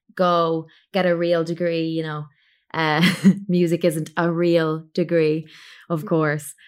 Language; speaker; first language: English; native; English